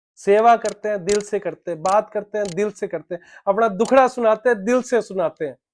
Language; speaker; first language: Hindi; native; Hindi